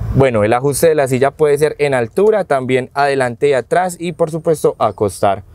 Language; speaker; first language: Spanish; native; Spanish